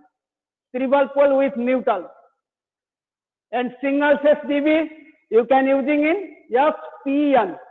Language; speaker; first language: English; non-native, learner; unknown